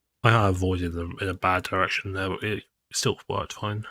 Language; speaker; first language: English; native; English